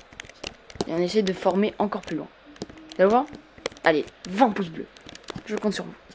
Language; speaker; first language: French; native; French